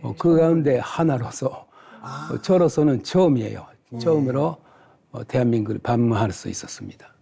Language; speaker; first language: Korean; non-native, fluent; Japanese